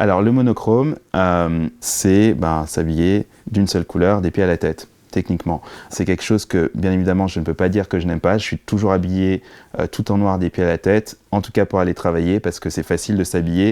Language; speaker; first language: French; native; French